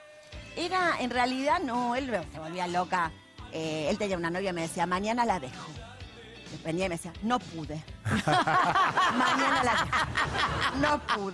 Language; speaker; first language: Spanish; native; Spanish